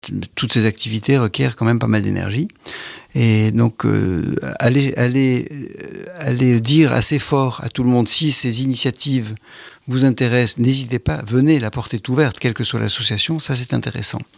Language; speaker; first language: French; native; French